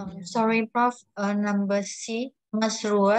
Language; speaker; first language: English; non-native, learner; Indonesian